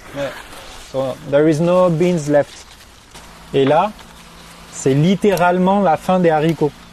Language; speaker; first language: French; native; French